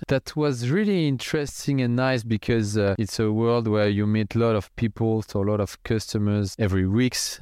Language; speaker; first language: English; non-native, fluent; French